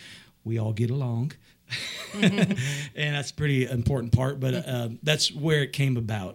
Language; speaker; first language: English; native; English